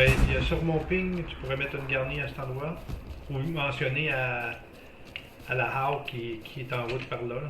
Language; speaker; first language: French; native; French